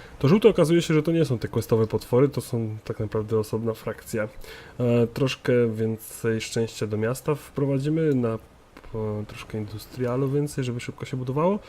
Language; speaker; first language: Polish; native; Polish